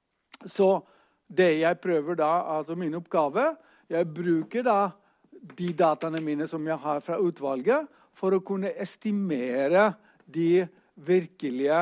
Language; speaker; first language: Norwegian; non-native, fluent; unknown